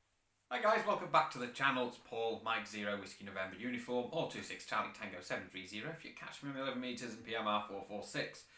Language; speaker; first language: English; native; English